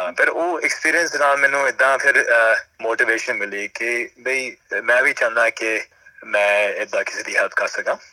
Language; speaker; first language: Punjabi; early bilingual, heritage; Punjabi